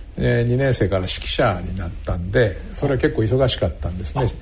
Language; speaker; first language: Japanese; native; Japanese